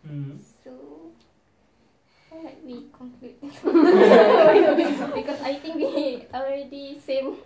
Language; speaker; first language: English; non-native, learner; Malay